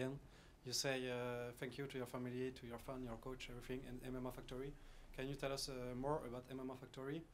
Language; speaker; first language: English; non-native, fluent; French